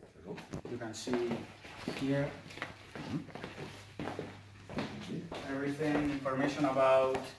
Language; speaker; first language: English; non-native, learner; Spanish